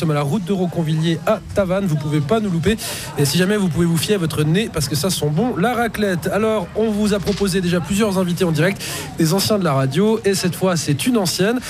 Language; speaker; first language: French; native; French